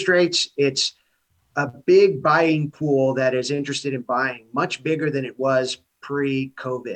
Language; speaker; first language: English; native; English